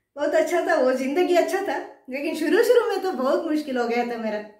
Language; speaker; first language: Hindi; non-native, local second language; Kannada